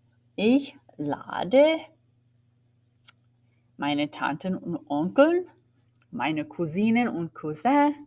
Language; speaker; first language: German; non-native, fluent; English